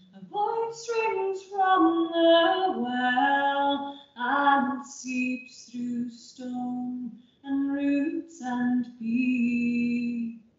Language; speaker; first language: English; native; English